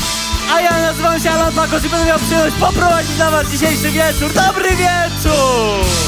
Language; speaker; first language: Polish; native; Polish